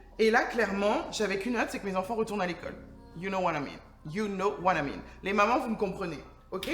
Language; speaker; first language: French; native; French